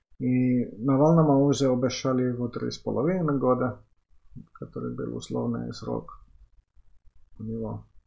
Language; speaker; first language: Russian; non-native, fluent; Finnish